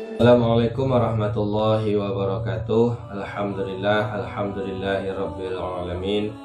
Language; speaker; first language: Malay; non-native, local second language; Minangkabau